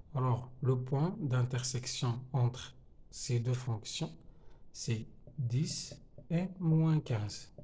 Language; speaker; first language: French; non-native, local second language; Arabic